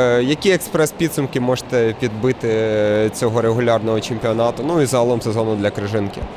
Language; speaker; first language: Ukrainian; native; Ukrainian